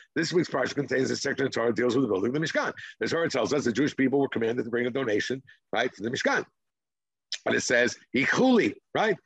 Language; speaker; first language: English; non-native, fluent; Hebrew